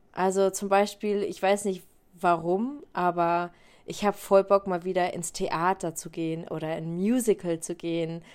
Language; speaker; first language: German; native; German